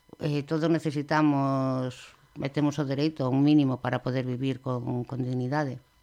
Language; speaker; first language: Galician; native; Galician